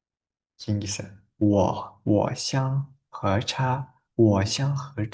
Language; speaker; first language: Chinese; non-native, fluent; Uzbek